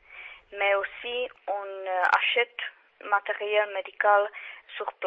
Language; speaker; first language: French; non-native, learner; Czech